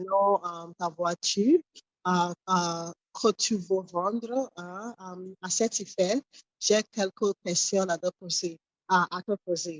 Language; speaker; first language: French; non-native, learner; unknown